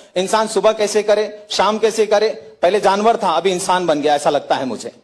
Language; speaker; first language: Hindi; native; Hindi